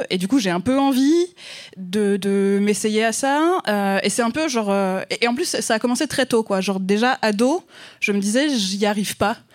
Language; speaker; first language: French; native; French